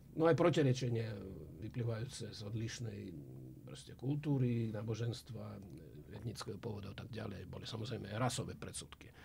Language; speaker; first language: Slovak; non-native, fluent; Russian